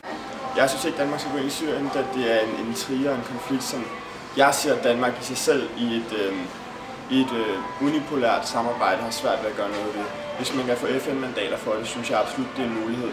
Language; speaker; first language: Danish; native; Danish